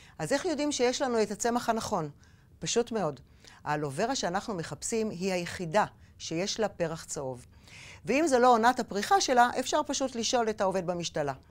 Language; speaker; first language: Hebrew; native; Hebrew